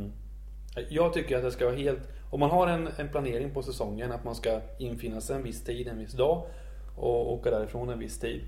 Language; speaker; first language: Swedish; native; Swedish